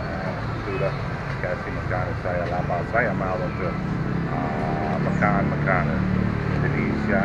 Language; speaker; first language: Indonesian; non-native, learner; English